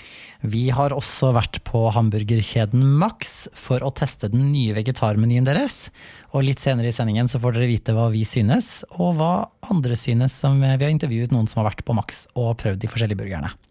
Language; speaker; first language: Norwegian; native; Norwegian